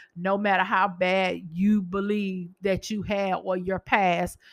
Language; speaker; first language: English; native; English